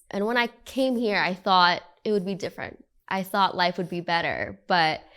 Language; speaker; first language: English; early bilingual, other home language; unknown